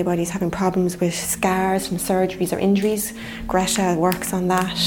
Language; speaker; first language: English; native; English